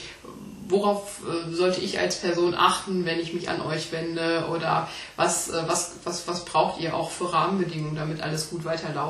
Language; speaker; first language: German; native; German